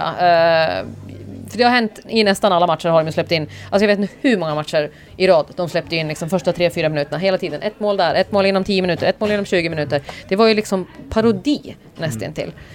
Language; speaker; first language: Swedish; native; Swedish